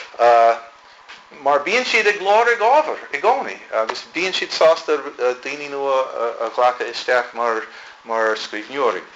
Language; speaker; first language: Irish; non-native, fluent; English